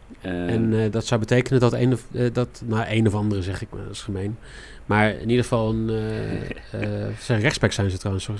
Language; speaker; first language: Dutch; native; Dutch